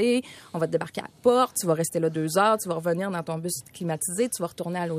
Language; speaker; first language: French; native; French